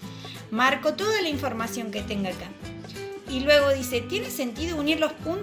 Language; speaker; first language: Spanish; native; Spanish